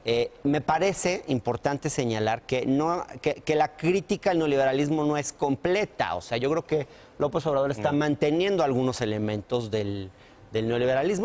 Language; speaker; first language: Spanish; native; Spanish